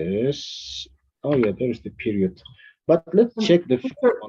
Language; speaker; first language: English; non-native, fluent; Spanish